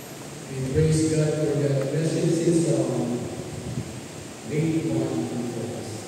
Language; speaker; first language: English; non-native, local second language; Filipino